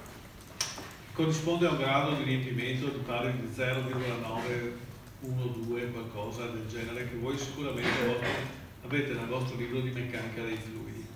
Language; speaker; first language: Italian; native; Italian